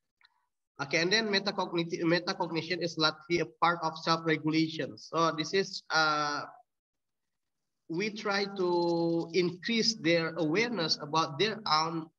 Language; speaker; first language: English; non-native, fluent; Indonesian